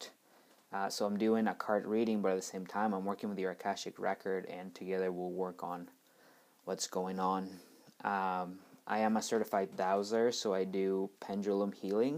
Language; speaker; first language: English; native; English